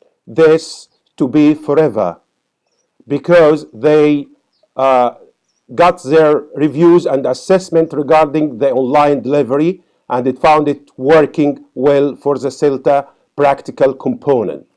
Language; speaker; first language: English; non-native, fluent; Arabic